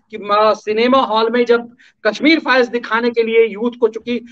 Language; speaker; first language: Hindi; native; Hindi